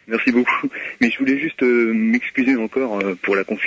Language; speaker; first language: French; native; French